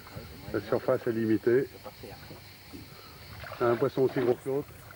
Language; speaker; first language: French; native; French